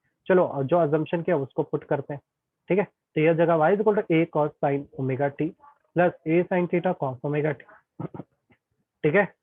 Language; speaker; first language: Hindi; native; Hindi